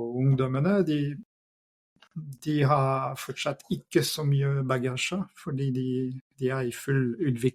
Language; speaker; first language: Norwegian; non-native, fluent; French